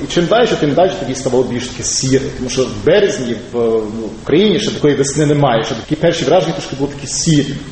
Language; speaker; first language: Ukrainian; early bilingual, heritage; Ukrainian